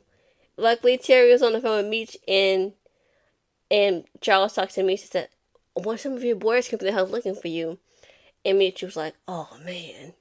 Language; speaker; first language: English; native; English